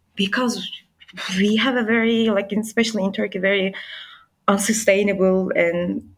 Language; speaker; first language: English; non-native, fluent; Turkish